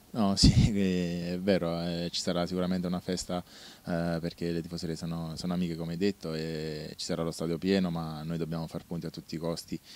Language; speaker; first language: Italian; native; Italian